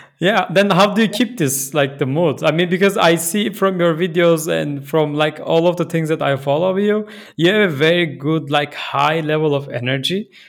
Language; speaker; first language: English; non-native, fluent; Turkish